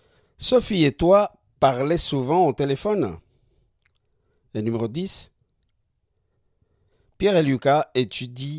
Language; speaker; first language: French; non-native, fluent; Spanish